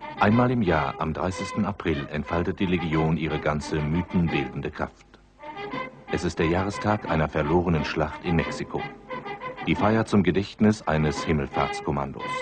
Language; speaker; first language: German; native; German